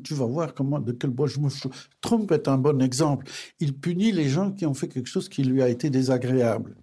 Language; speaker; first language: French; native; French